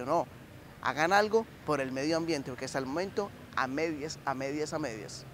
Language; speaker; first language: Spanish; native; Spanish